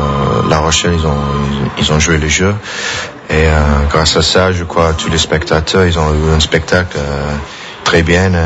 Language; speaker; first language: French; non-native, fluent; English